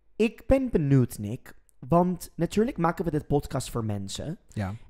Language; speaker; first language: Dutch; non-native, fluent; English